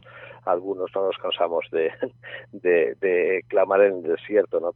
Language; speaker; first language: Spanish; native; Spanish